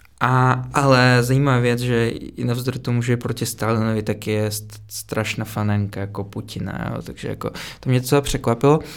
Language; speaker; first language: Czech; non-native, fluent; Russian